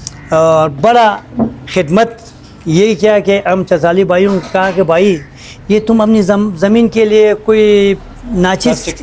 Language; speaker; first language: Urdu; non-native, fluent; Persian